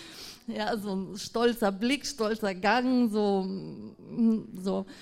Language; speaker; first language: German; non-native, fluent; Russian